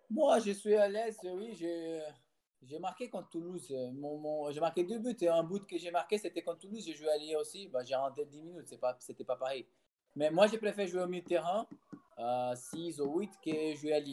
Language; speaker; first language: French; non-native, fluent; Portuguese